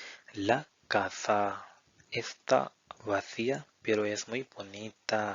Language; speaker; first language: Spanish; non-native, fluent; Hindi